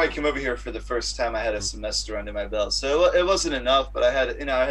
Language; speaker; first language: English; native; English